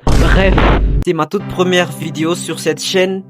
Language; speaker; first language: French; non-native, local second language; Malagasy